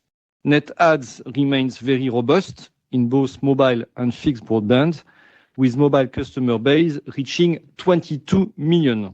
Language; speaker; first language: English; non-native, fluent; French